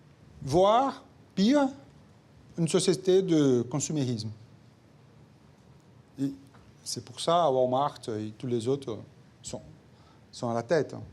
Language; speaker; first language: French; non-native, fluent; Portuguese